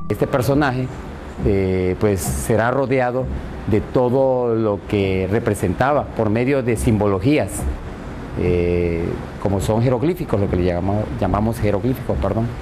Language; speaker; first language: Spanish; native; Spanish